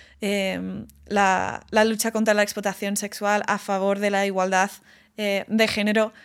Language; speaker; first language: Spanish; non-native, fluent; English